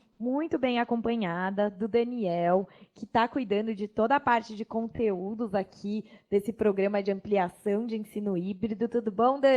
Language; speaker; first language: Portuguese; native; Portuguese